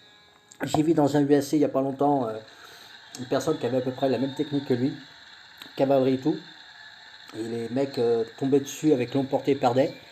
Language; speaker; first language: French; native; French